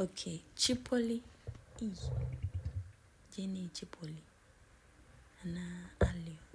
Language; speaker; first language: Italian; non-native, learner; Akan